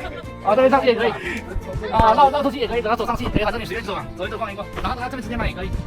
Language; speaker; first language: Chinese; native; Chinese